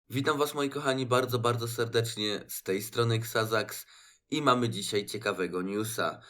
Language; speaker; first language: Polish; native; Polish